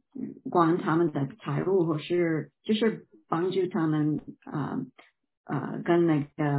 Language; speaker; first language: Chinese; non-native, fluent; English